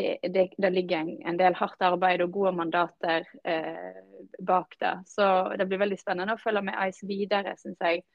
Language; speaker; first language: Norwegian; native; Norwegian